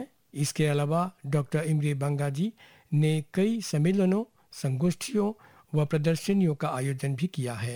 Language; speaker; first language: Hindi; native; Hindi